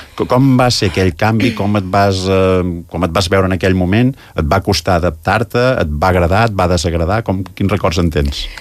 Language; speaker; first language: Catalan; native; Catalan